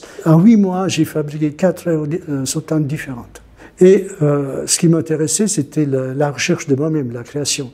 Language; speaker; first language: French; non-native, fluent; Italian